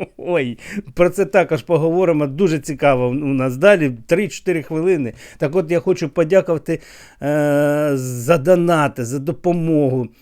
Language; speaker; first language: Ukrainian; native; Ukrainian